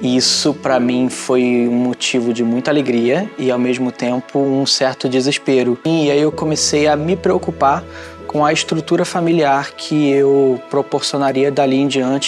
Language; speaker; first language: Portuguese; native; Portuguese